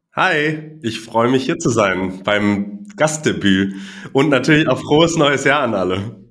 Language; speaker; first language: German; non-native, fluent; Cantonese